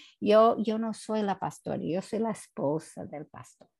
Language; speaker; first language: Spanish; non-native, fluent; English